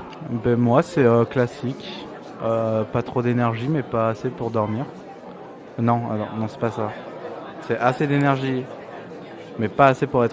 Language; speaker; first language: French; native; French